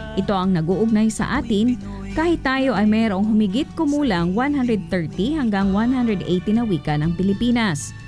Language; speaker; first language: Filipino; non-native, local second language; Bikol